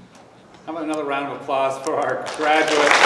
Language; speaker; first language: English; native; English